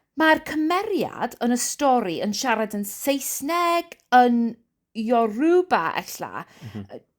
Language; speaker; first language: Welsh; non-native, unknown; English